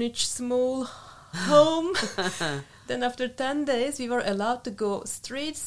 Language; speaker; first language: English; non-native, fluent; Turkish